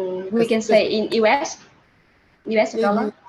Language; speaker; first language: English; non-native, learner; Vietnamese